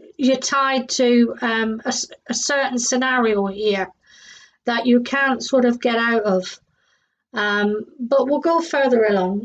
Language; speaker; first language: English; native; English